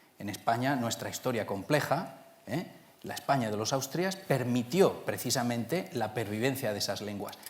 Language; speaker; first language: Spanish; native; Spanish